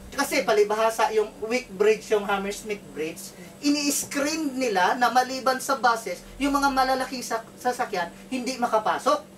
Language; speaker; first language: Filipino; non-native, local second language; Cebuano